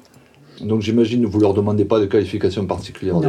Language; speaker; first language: French; native; French